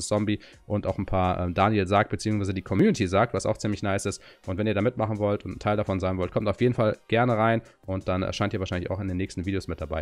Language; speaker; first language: German; native; German